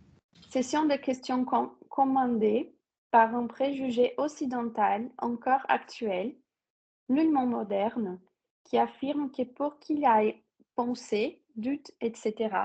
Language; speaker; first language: French; non-native, fluent; Portuguese